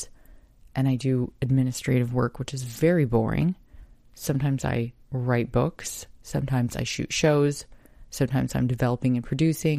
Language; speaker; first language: English; native; English